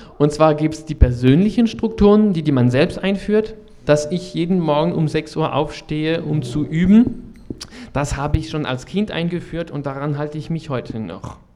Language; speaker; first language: German; non-native, fluent; French